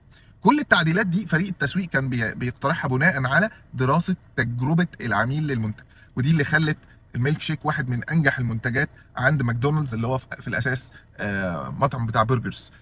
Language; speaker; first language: Arabic; native; Arabic